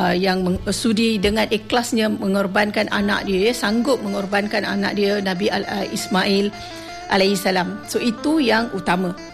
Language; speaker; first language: Malay; non-native, local second language; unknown